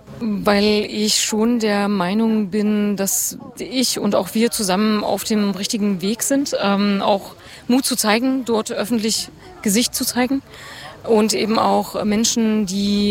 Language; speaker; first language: German; native; German